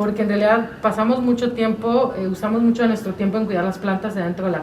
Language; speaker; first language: Spanish; native; Spanish